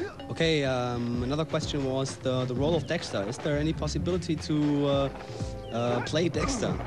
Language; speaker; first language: English; non-native, fluent; German